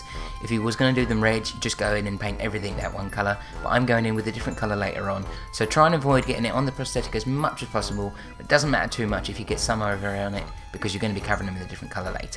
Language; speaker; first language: English; native; English